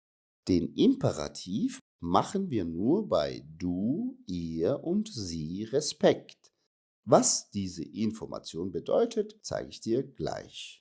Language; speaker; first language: German; native; German